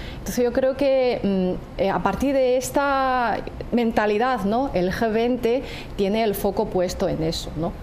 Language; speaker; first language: Spanish; non-native, fluent; Chinese